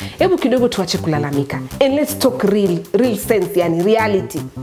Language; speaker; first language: English; non-native, local second language; Swahili